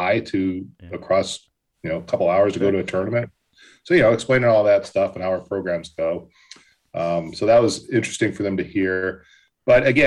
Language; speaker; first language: English; native; English